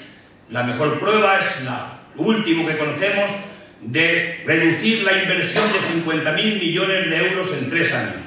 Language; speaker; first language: Spanish; native; Spanish